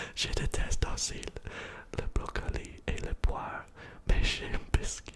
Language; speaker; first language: French; non-native, learner; English